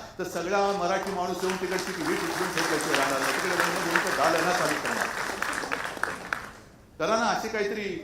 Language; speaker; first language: Marathi; native; Marathi